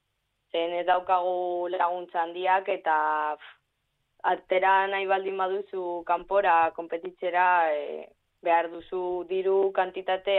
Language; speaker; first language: Basque; non-native, local second language; Spanish